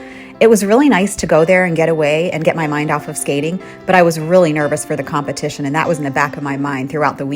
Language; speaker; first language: English; native; English